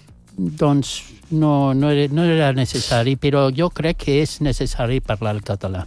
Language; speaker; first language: Catalan; non-native, local second language; Spanish